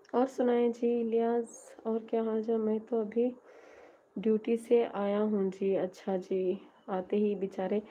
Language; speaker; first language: Hindi; non-native, local second language; Urdu